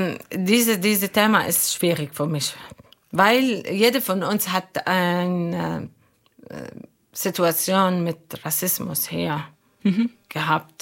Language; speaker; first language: German; non-native, fluent; Arabic